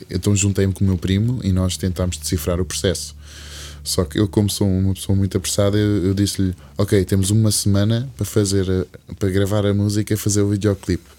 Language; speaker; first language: Portuguese; early bilingual, other home language; English